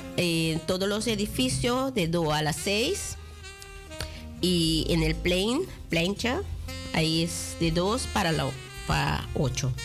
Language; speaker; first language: Spanish; non-native, local second language; Dutch